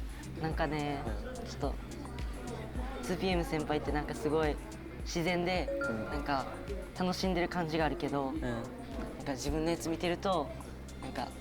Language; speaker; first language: Japanese; native; Japanese